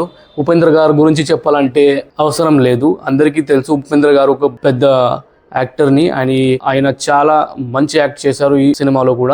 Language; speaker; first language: Telugu; non-native, learner; Marathi